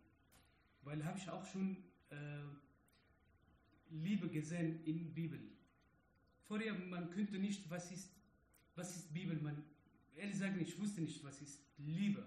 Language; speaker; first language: German; non-native, learner; Arabic